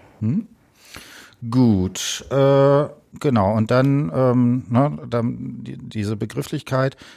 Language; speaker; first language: German; native; German